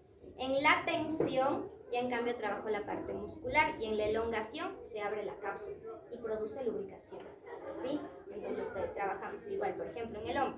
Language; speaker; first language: Spanish; native; Spanish